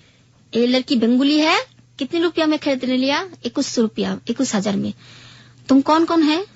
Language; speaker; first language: Hindi; non-native, learner; Bangla